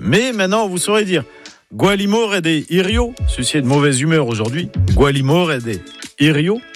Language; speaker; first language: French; native; French